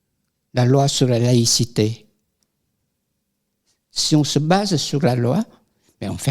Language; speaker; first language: French; non-native, fluent; Vietnamese